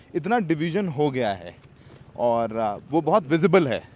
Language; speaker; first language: Hindi; native; Hindi